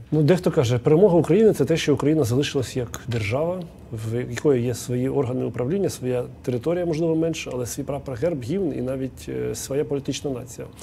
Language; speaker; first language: Ukrainian; native; Ukrainian